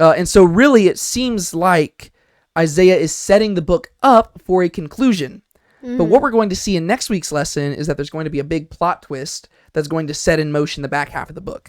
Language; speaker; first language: English; native; English